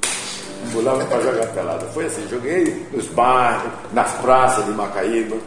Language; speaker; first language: Portuguese; native; Portuguese